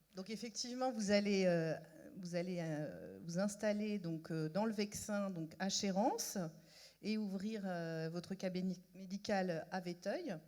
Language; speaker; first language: French; native; French